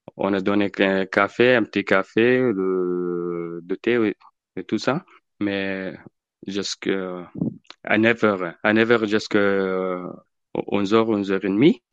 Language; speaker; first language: French; non-native, learner; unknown